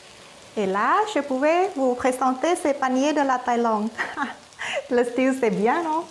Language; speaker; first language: French; non-native, learner; Thai